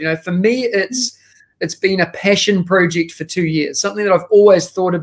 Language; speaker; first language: English; native; English